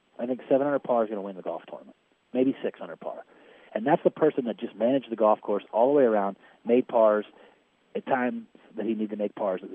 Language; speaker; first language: English; native; English